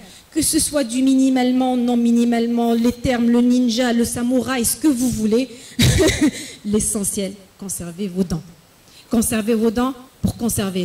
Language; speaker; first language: French; non-native, local second language; Arabic